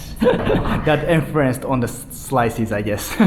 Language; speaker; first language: English; non-native, fluent; Japanese